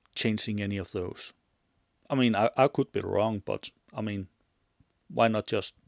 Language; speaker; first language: English; non-native, fluent; Danish